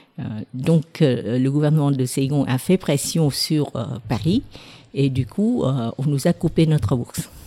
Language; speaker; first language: French; non-native, fluent; Vietnamese